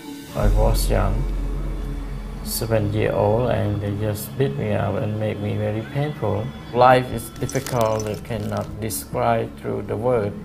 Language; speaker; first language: English; non-native, learner; Khmer